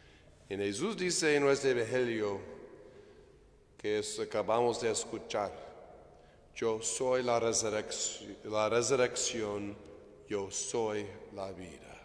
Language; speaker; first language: Spanish; non-native, fluent; English